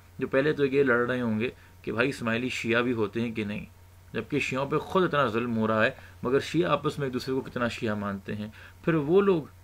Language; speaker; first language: Urdu; native; Urdu